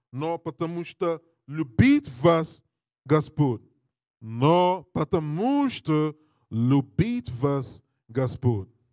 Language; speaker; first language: Russian; non-native, learner; English